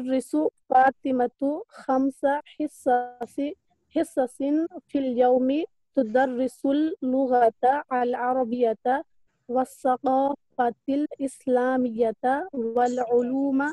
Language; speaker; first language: Arabic; non-native, learner; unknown